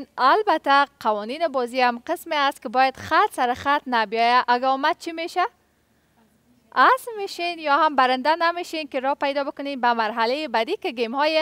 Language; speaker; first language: Persian; native; Persian